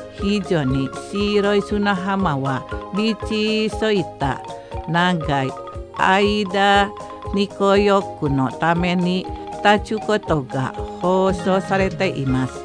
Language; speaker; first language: Japanese; non-native, fluent; Indonesian